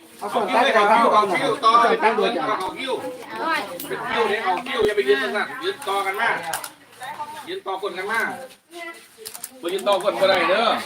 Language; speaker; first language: Thai; non-native, local second language; Lao